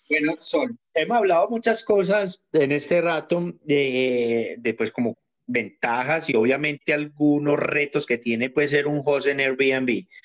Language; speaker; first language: Spanish; native; Spanish